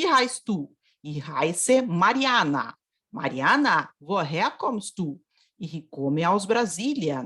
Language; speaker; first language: German; non-native, fluent; Portuguese